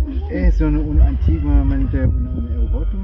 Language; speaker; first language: Spanish; non-native, learner; German